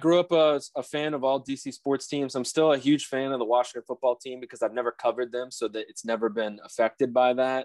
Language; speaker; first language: English; native; English